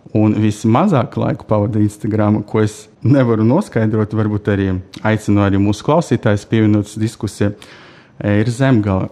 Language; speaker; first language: Latvian; non-native, local second language; Russian